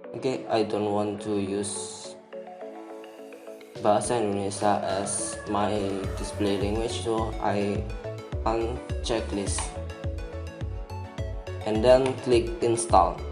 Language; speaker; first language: English; non-native, learner; Indonesian